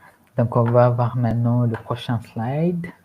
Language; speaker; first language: French; non-native, fluent; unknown